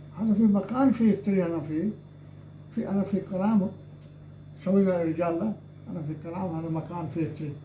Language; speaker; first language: Arabic; non-native, learner; Urdu